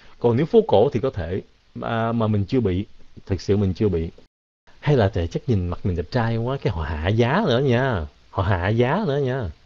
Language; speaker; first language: Vietnamese; early bilingual, heritage; Vietnamese